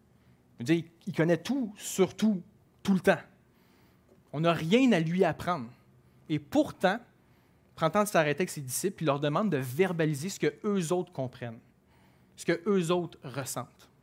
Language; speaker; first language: French; native; French